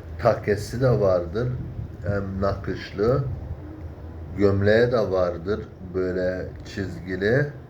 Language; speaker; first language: Turkish; early bilingual, heritage; Turkish